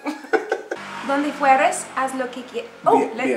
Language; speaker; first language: Spanish; non-native, learner; English